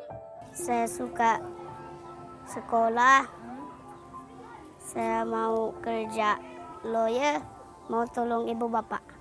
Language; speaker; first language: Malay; non-native, local second language; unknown